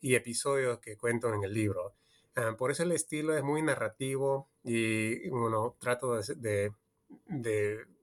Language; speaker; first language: Spanish; early bilingual, heritage; Spanish